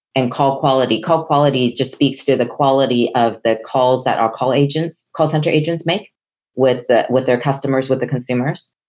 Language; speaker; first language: English; non-native, local second language; Chinese